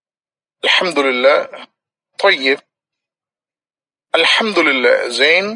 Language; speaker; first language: Arabic; non-native, fluent; Malayalam